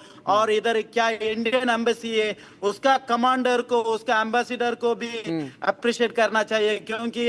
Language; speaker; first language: Hindi; non-native, local second language; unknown